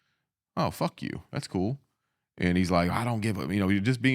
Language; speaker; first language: English; native; English